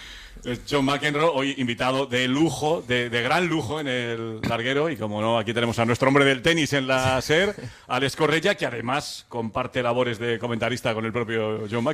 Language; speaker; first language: Spanish; native; Spanish